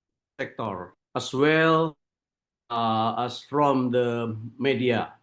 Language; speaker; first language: English; non-native, learner; Indonesian